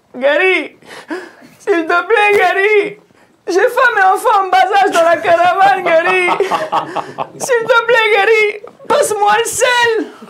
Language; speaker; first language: French; native; French